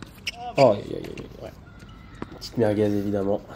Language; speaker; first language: French; native; French